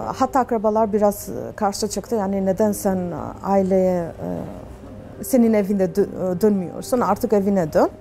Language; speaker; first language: Turkish; non-native, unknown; Albanian